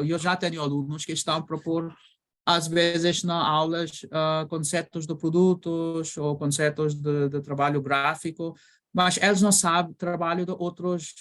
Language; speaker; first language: Portuguese; non-native, learner; Bangla